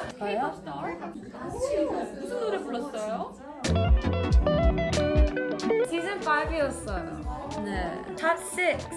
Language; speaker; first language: Korean; early bilingual, heritage; Korean